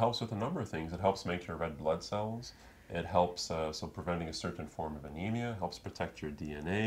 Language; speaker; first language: English; native; English